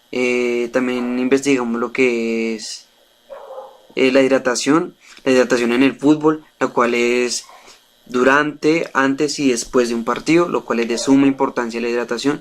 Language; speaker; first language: Spanish; native; Spanish